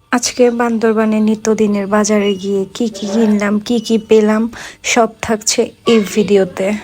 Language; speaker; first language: Bangla; non-native, local second language; Chakma